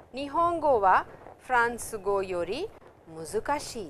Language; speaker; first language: Japanese; non-native, fluent; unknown